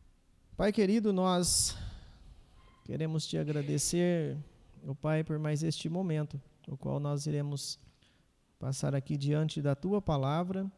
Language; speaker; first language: Portuguese; native; Portuguese